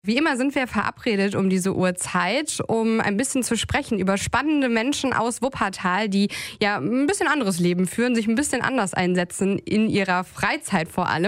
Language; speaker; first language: German; native; German